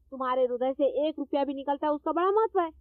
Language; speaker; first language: Hindi; non-native, local second language; Marathi